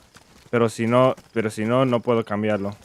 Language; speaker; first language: Spanish; non-native, learner; English